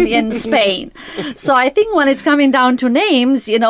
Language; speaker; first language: English; non-native, fluent; Romanian